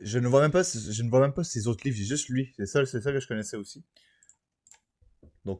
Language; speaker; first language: French; native; French